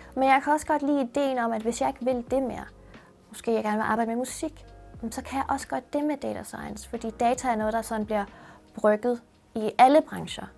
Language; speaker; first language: Danish; early bilingual, other home language; Persian